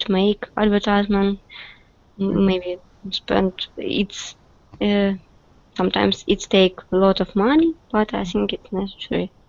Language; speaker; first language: English; non-native, learner; Russian